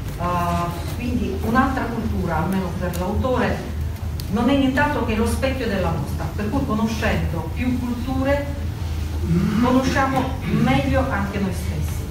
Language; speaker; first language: Italian; non-native, fluent; Russian